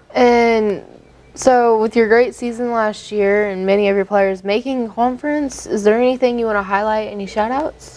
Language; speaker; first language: English; native; English